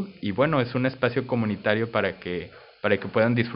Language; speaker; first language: Spanish; native; Spanish